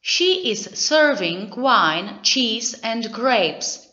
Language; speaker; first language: English; non-native, fluent; Czech